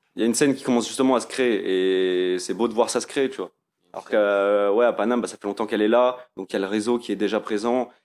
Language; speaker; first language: French; native; French